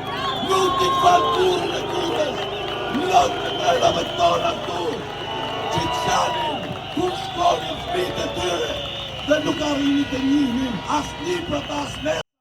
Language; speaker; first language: Albanian; native; Albanian